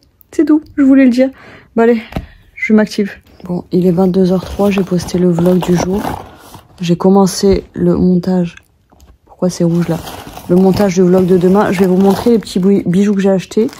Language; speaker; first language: French; native; French